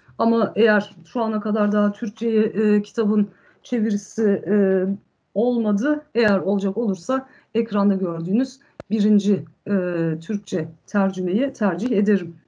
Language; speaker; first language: Turkish; early bilingual, heritage; Turkish